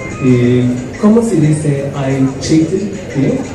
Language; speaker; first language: Spanish; non-native, fluent; English